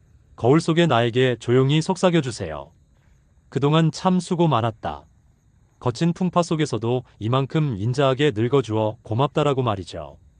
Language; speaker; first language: Korean; native; Korean